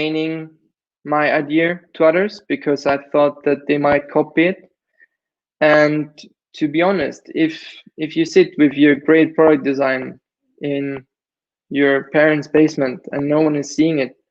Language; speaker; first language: English; non-native, fluent; German